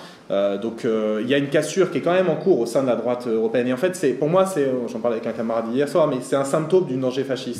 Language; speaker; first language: French; native; French